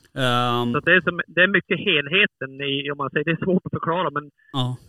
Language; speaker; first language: Swedish; native; Swedish